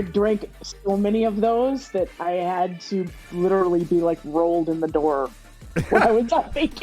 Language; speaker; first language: English; native; English